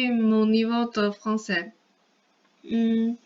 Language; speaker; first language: French; non-native, fluent; Chinese